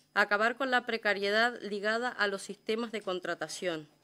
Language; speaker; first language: Spanish; native; Spanish